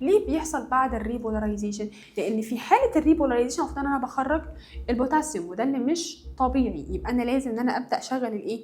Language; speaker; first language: Arabic; native; Arabic